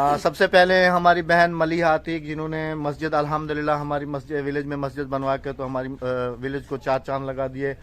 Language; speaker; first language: Urdu; non-native, local second language; Punjabi